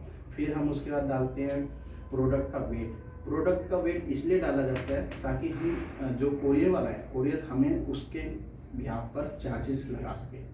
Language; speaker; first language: Hindi; native; Hindi